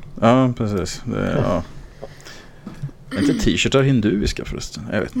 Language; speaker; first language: Swedish; native; Swedish